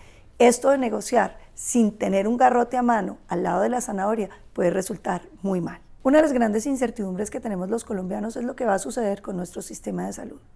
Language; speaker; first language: Spanish; native; Spanish